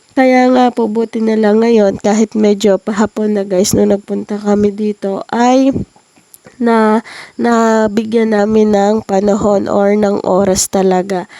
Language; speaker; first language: Filipino; native; Filipino